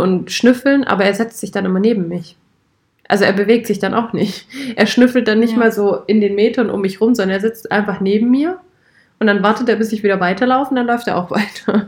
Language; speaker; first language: German; native; German